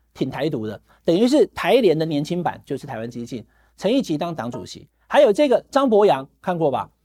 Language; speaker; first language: Chinese; native; Chinese